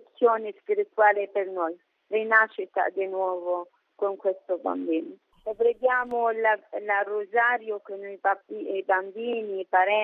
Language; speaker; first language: Italian; non-native, learner; Arabic